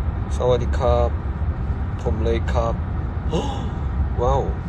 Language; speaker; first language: English; non-native, fluent; Chinese